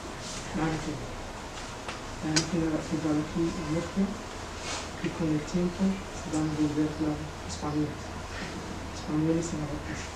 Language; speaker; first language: Spanish; non-native, fluent; Arabic